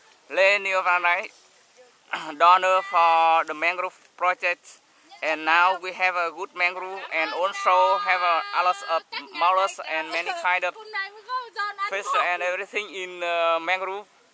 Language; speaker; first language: English; non-native, learner; Vietnamese